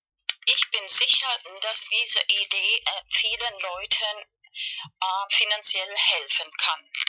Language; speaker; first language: German; non-native, learner; Spanish